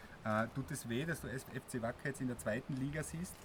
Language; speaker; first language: German; native; German